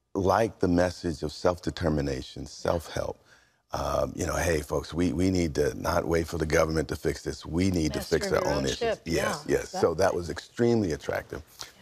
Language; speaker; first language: English; native; English